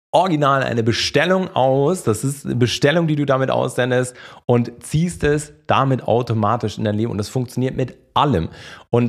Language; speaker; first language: German; native; German